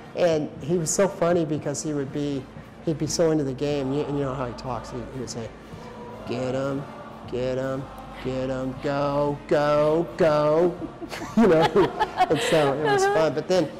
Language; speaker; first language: English; native; English